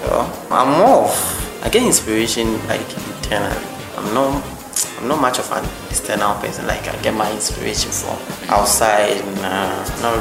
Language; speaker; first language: English; non-native, local second language; Akan